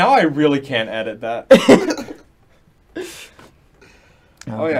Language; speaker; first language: English; native; English